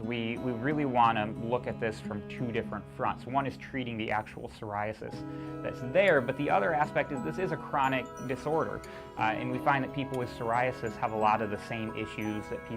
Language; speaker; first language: English; native; English